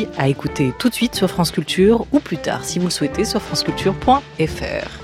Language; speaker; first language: French; native; French